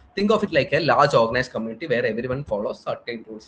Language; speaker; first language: English; non-native, local second language; Malayalam